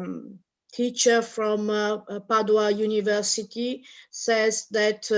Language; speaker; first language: English; non-native, learner; Italian